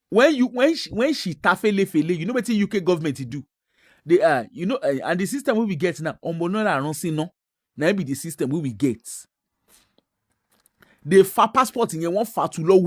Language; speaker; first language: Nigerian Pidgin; non-native, local second language; Yoruba